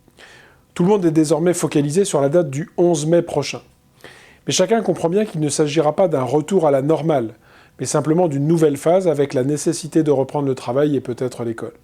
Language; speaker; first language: French; native; French